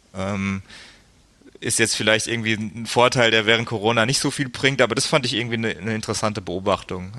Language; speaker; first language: German; native; German